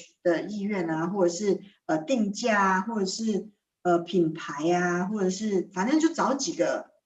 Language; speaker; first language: Chinese; native; Chinese